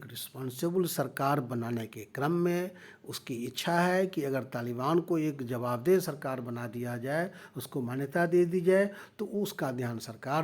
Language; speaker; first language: Hindi; native; Hindi